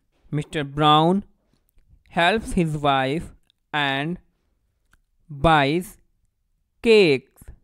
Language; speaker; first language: English; non-native, local second language; Hindi